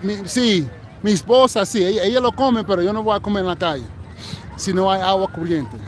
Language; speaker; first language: Spanish; non-native, fluent; English